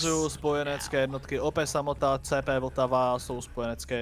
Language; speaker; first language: Czech; native; Czech